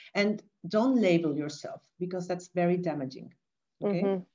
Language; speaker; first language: English; non-native, fluent; Spanish